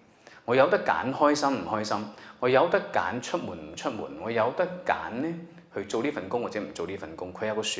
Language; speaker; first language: Cantonese; native; Cantonese